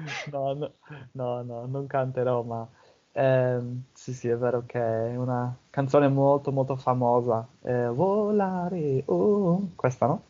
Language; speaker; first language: Italian; non-native, fluent; English